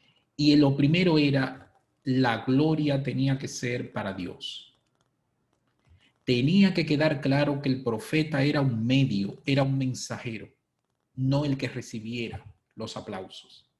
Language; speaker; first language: Spanish; native; Spanish